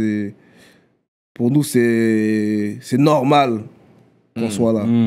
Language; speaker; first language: French; native; French